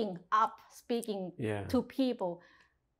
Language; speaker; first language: English; non-native, fluent; Thai